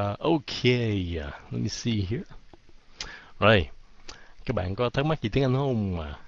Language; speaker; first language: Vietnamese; early bilingual, heritage; Vietnamese